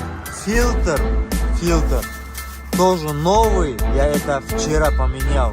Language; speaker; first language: Russian; non-native, learner; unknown